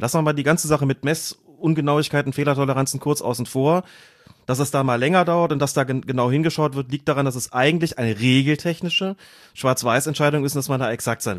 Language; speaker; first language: German; native; German